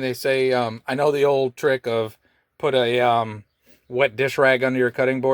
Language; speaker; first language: English; native; English